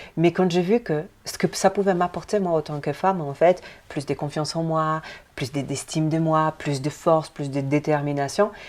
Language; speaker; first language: French; non-native, fluent; Polish